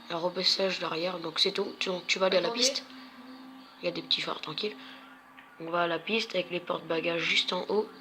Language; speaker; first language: French; native; French